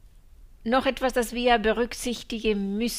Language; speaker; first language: German; non-native, fluent; Spanish